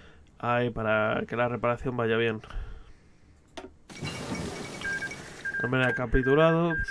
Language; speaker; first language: Spanish; native; Spanish